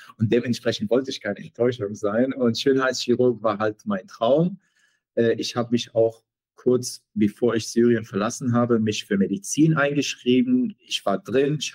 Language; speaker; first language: German; non-native, fluent; Arabic